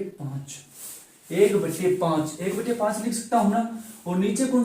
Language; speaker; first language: Hindi; native; Hindi